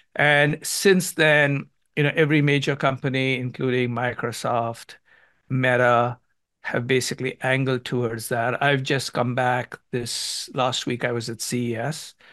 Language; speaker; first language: English; non-native, local second language; Gujarati